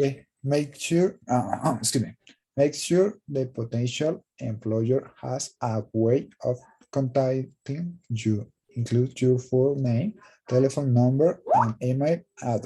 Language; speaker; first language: English; non-native, learner; Spanish